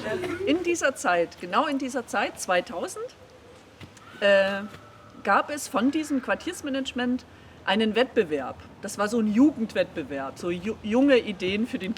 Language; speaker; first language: German; native; German